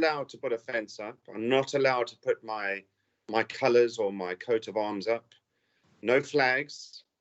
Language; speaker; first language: English; native; English